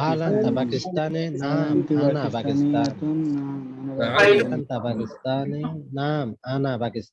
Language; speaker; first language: Arabic; non-native, learner; Bangla